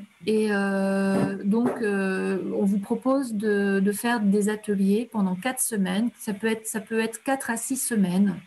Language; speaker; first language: French; native; French